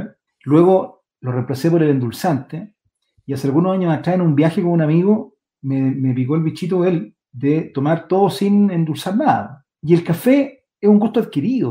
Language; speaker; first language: Spanish; native; Spanish